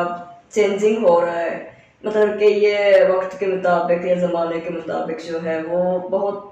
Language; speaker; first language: Hindi; non-native, fluent; Japanese